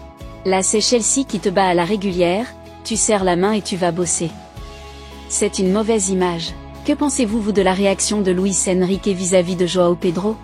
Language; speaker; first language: French; native; French